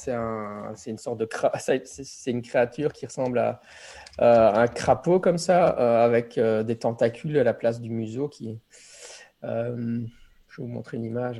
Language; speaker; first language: French; native; French